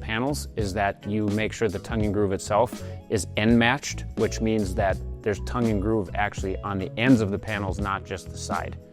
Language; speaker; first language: English; native; English